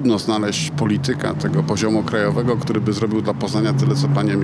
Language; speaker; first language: Polish; native; Polish